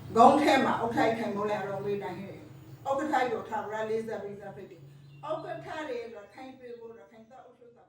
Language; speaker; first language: Burmese; native; Burmese